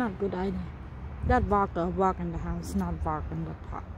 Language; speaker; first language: English; non-native, fluent; Vietnamese